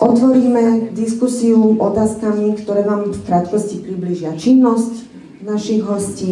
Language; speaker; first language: Slovak; native; Slovak